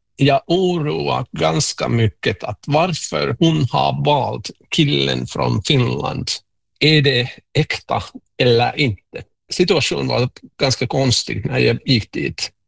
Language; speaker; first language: Swedish; non-native, local second language; Finnish